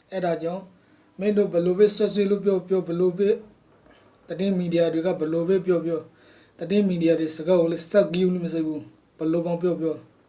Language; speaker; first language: Burmese; native; Burmese